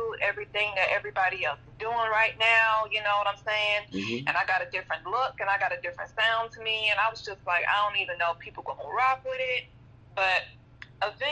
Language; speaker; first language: English; native; English